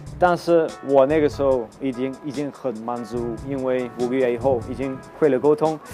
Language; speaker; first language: Chinese; non-native, fluent; Dutch